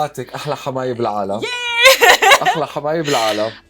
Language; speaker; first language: Arabic; native; Arabic